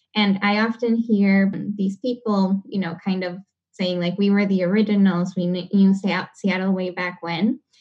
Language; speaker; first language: English; non-native, fluent; Spanish